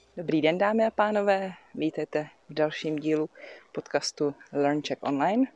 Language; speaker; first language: Czech; native; Czech